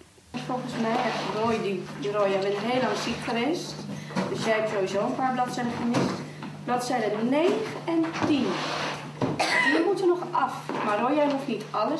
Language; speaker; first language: Dutch; native; Dutch